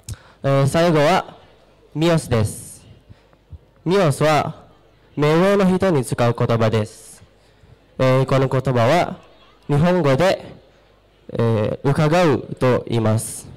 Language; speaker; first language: Japanese; non-native, learner; Sundanese